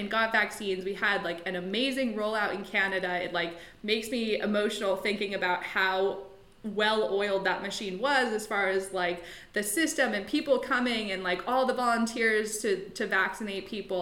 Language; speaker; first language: English; native; English